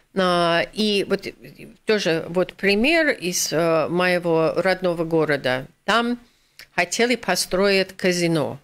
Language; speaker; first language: Russian; non-native, fluent; English